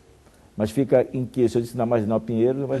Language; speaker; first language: Portuguese; native; Portuguese